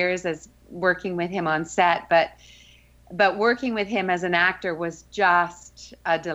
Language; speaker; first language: English; native; English